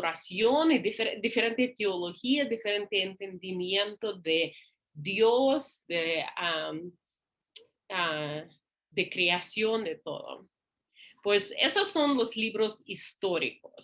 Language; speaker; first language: Spanish; non-native, fluent; English